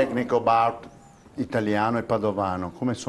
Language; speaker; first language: Italian; native; Italian